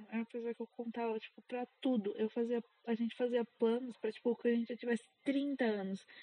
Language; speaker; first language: Portuguese; native; Portuguese